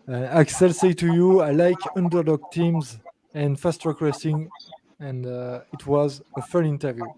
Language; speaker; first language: English; non-native, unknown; French